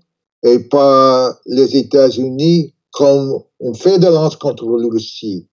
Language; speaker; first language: French; non-native, learner; English